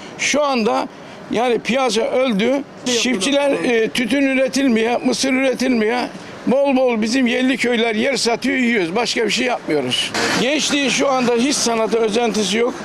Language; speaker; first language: Turkish; native; Turkish